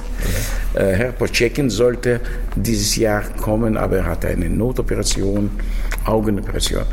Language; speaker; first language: German; non-native, fluent; Russian